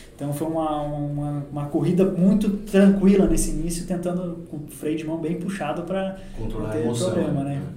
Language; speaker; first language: Portuguese; native; Portuguese